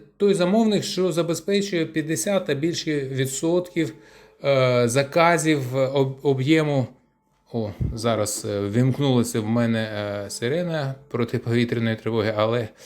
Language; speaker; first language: Ukrainian; non-native, local second language; Russian